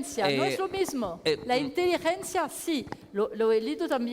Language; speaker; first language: Spanish; non-native, learner; French